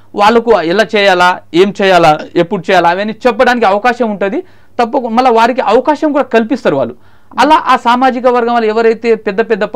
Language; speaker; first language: Telugu; non-native, local second language; Marathi